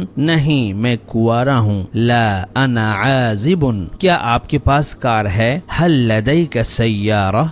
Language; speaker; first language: Urdu; native; Urdu